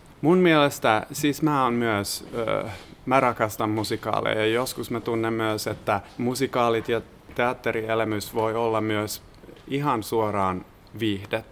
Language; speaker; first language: Finnish; non-native, fluent; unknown